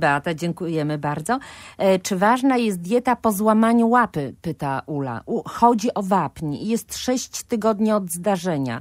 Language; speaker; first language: Polish; native; Polish